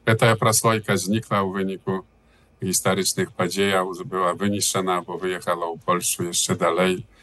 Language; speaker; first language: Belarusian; early bilingual, heritage; Belarusian